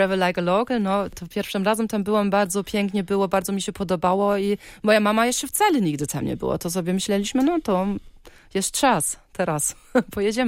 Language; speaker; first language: Polish; early bilingual, heritage; Polish